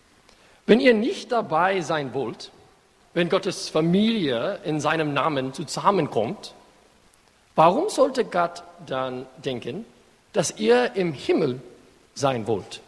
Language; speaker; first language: German; non-native, fluent; English